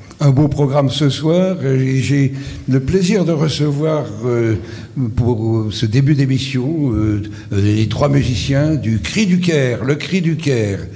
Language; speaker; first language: French; native; French